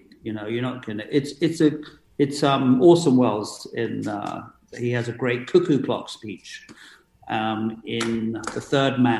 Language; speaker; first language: English; native; English